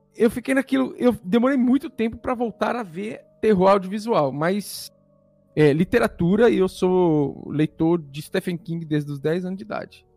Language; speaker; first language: Portuguese; early bilingual, other home language; Italian